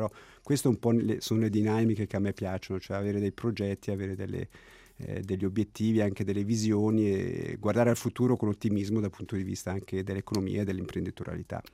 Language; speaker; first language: Italian; native; Italian